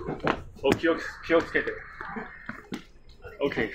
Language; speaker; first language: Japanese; non-native, learner; English